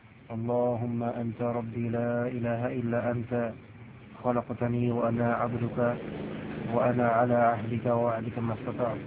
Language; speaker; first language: Arabic; non-native, fluent; Indonesian